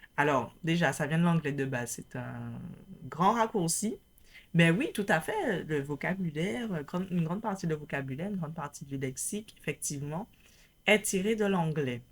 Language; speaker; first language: French; native; French